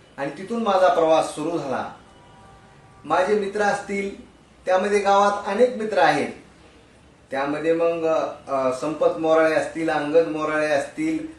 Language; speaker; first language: Marathi; native; Marathi